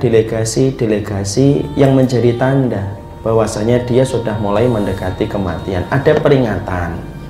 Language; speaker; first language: Indonesian; native; Indonesian